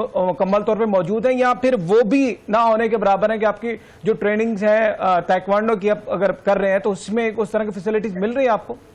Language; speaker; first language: Urdu; native; Urdu